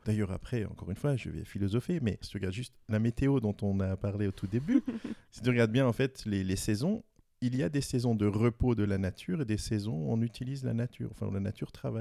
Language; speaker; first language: French; native; French